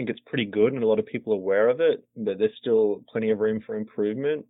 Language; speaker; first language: English; native; English